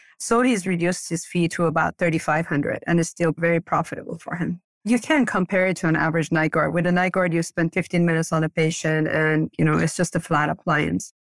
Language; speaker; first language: English; early bilingual, other home language; Persian